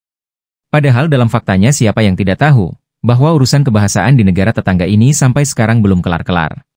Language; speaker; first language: Indonesian; native; Indonesian